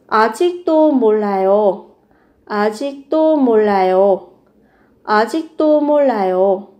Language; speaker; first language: Korean; non-native, fluent; Vietnamese